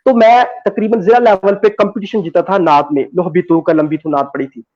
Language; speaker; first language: Hindi; non-native, local second language; Punjabi